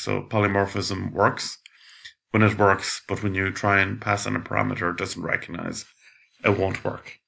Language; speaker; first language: English; native; English